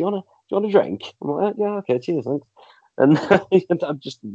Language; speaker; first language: English; native; English